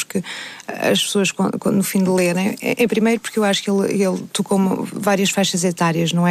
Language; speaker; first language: Portuguese; native; Portuguese